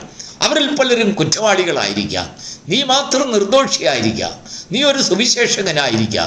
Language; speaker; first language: Malayalam; native; Malayalam